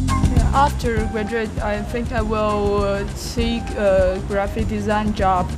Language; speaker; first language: English; non-native, learner; Chinese